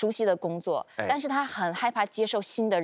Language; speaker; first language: Chinese; native; Chinese